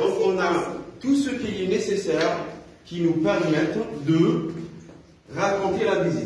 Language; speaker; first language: French; non-native, local second language; Arabic